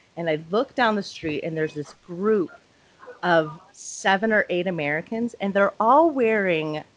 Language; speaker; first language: English; native; English